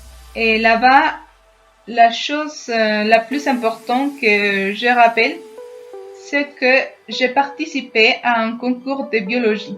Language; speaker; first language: French; non-native, fluent; Spanish